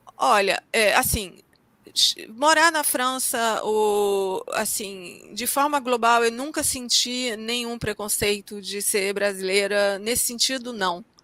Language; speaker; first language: Portuguese; native; Portuguese